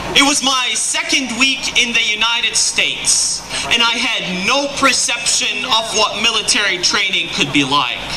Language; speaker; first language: English; non-native, fluent; Arabic